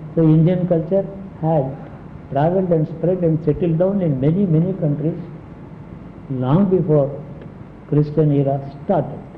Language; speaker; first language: English; non-native, local second language; Telugu